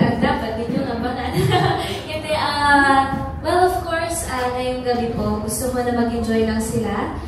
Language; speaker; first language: Filipino; native; Filipino